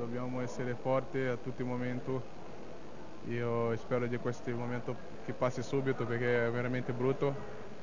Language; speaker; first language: Italian; non-native, learner; Portuguese